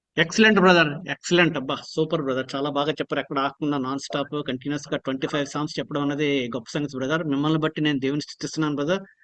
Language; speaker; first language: Telugu; native; Telugu